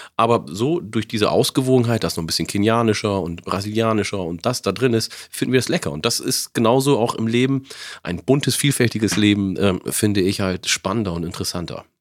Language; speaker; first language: German; early bilingual, other home language; Oromo